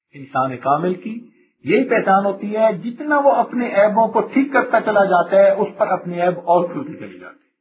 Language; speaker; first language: Urdu; non-native, local second language; Punjabi